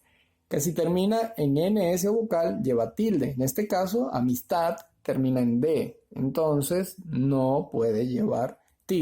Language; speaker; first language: Spanish; native; Spanish